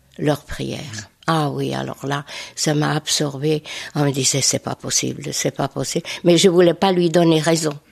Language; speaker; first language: French; non-native, fluent; Hungarian